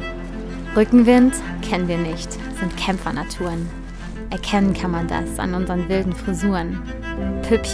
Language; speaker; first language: German; native; German